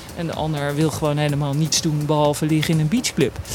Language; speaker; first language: Dutch; native; Dutch